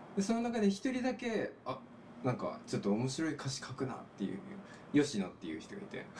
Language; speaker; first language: Japanese; native; Japanese